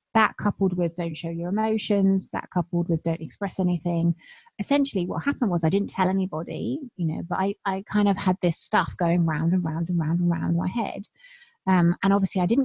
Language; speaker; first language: English; native; English